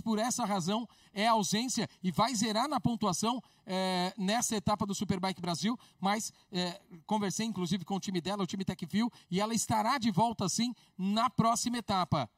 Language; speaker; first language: Portuguese; native; Portuguese